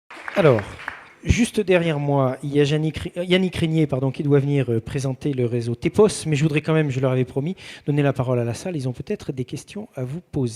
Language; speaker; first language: French; native; French